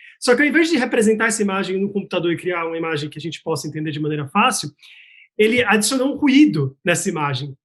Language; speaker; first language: Portuguese; native; Portuguese